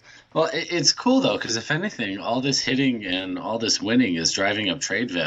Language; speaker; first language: English; native; English